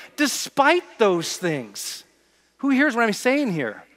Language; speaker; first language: English; native; English